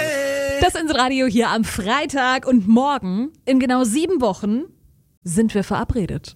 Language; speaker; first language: German; native; German